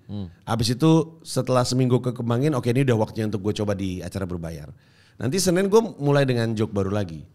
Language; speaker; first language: Indonesian; native; Indonesian